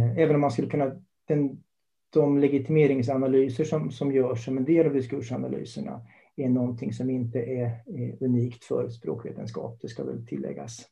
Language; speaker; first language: Swedish; native; Swedish